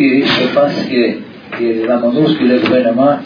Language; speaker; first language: French; non-native, learner; Portuguese